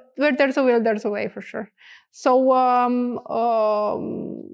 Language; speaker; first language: English; non-native, fluent; Romanian